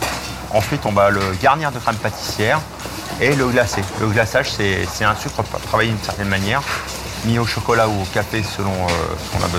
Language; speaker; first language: French; native; French